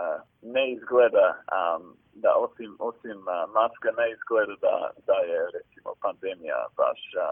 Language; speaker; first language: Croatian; early bilingual, heritage; English